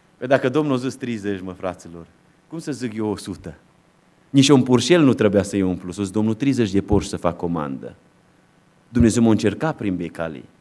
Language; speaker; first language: Romanian; native; Romanian